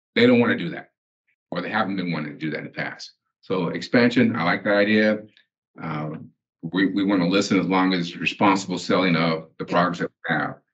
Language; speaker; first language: English; native; English